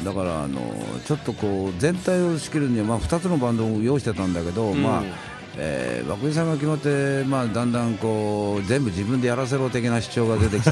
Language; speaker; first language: Japanese; native; Japanese